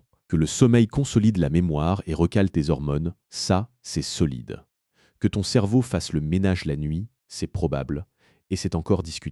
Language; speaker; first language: French; native; French